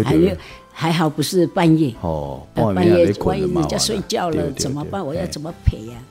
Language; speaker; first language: Min Nan Chinese; non-native, local second language; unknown